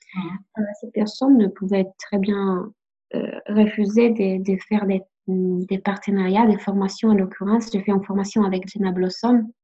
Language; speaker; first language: French; non-native, fluent; Italian